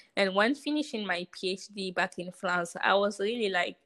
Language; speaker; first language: English; non-native, fluent; Hausa